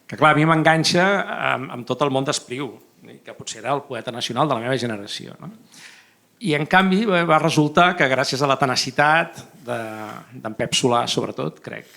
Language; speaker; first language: Catalan; native; Catalan